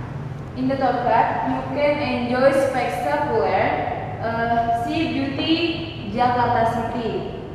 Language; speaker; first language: English; non-native, learner; Indonesian